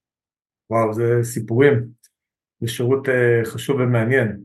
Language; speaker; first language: Hebrew; native; Hebrew